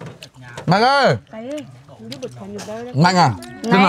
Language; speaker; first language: Vietnamese; native; Vietnamese